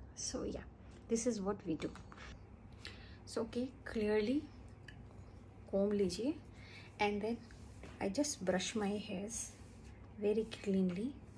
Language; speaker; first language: English; non-native, local second language; Hindi